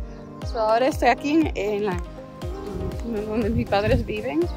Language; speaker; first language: Spanish; early bilingual, heritage; English